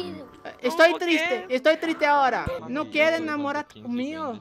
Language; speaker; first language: Spanish; non-native, learner; Portuguese